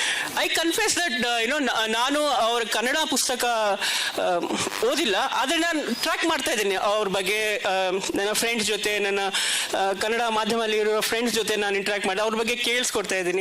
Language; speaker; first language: Kannada; non-native, local second language; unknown